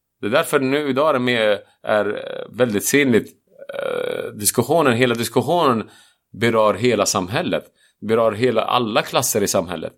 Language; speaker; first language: Swedish; non-native, fluent; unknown